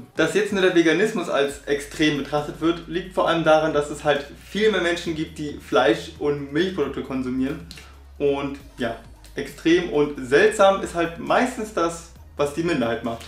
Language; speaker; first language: German; native; German